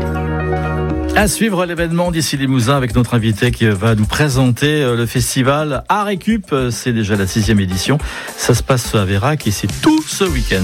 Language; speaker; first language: French; native; French